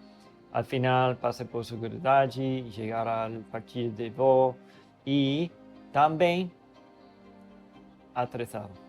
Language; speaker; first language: Portuguese; non-native, learner; English